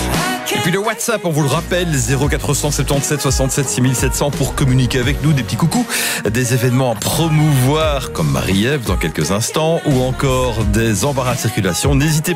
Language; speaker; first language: French; native; French